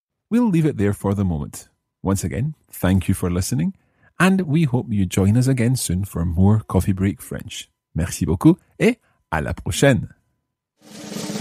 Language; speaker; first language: English; native; English